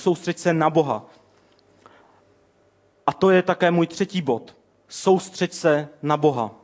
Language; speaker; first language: Czech; native; Czech